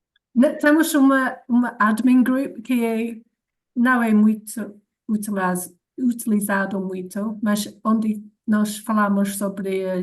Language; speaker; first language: Portuguese; non-native, learner; English